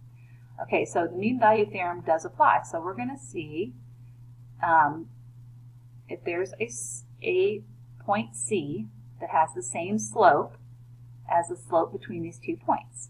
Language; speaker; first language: English; native; English